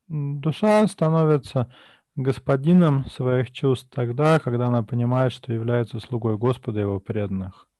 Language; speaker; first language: Russian; native; Russian